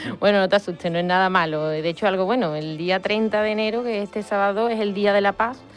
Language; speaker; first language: Spanish; native; Spanish